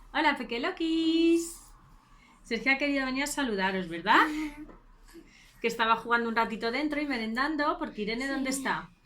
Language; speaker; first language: Spanish; native; Spanish